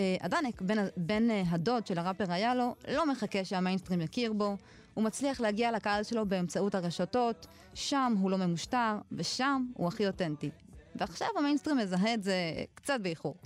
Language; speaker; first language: Hebrew; native; Hebrew